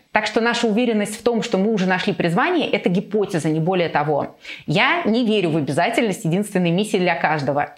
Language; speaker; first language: Russian; native; Russian